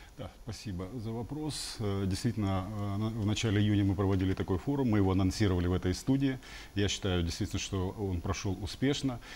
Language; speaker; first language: Russian; native; Russian